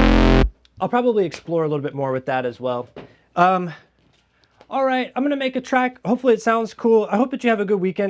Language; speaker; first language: English; native; English